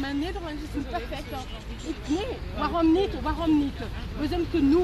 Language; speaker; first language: Dutch; non-native, learner; French